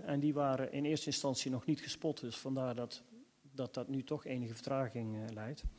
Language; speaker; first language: Dutch; native; Dutch